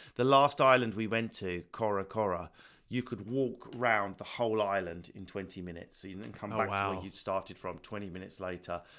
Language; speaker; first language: English; native; English